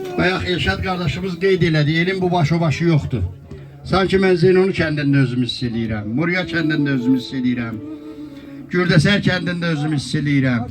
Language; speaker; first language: Azerbaijani; non-native, local second language; Talysh